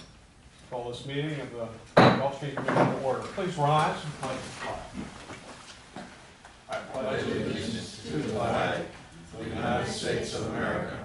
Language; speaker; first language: English; native; English